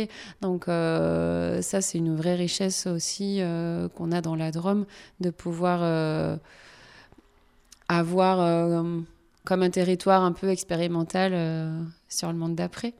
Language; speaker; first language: French; native; French